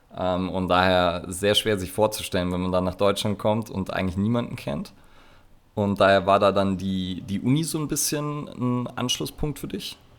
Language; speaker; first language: German; native; German